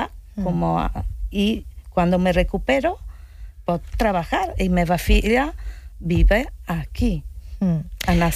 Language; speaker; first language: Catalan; non-native, learner; Italian